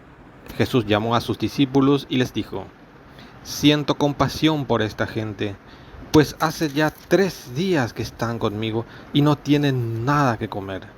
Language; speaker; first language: Spanish; native; Spanish